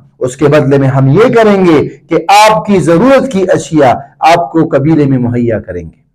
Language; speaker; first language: Urdu; non-native, local second language; Pashto